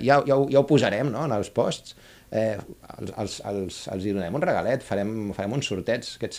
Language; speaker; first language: Catalan; native; Catalan